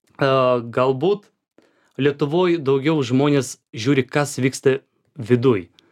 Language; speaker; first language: Lithuanian; non-native, fluent; Ukrainian